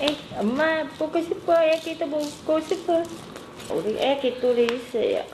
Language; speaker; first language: Korean; non-native, learner; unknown